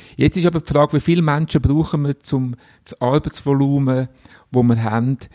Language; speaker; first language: German; native; German